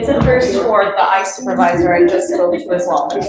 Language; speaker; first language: English; native; English